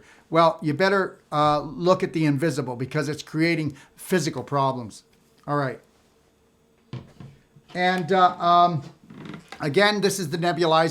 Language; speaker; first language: English; native; English